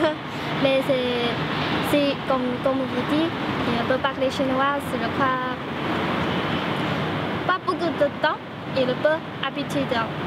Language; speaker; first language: French; non-native, learner; Chinese